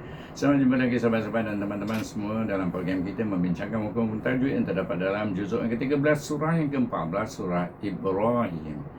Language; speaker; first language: Malay; native; Malay